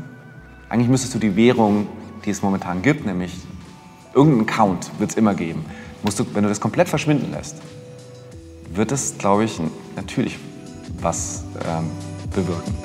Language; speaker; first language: German; native; German